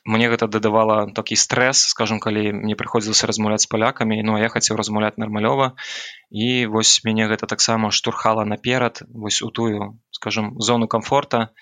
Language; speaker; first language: Belarusian; non-native, local second language; Russian